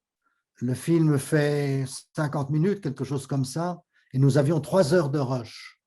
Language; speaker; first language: French; native; French